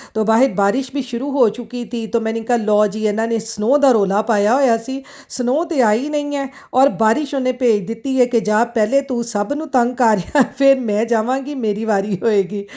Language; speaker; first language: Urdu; non-native, local second language; Punjabi